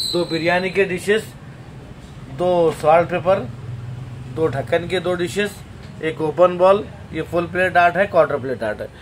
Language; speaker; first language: Hindi; non-native, local second language; Urdu